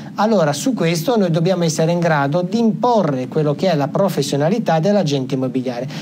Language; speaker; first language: Italian; native; Italian